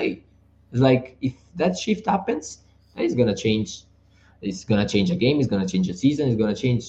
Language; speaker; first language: English; non-native, fluent; Italian